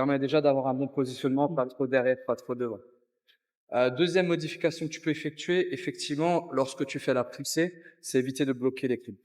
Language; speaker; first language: French; native; French